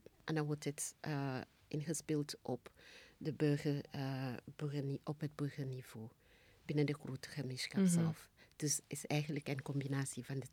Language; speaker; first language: Dutch; non-native, fluent; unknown